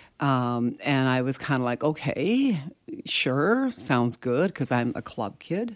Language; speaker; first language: English; early bilingual, other home language; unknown